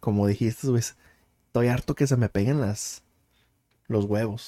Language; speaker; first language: Spanish; early bilingual, other home language; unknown